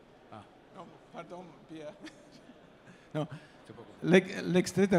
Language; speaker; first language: French; non-native, fluent; German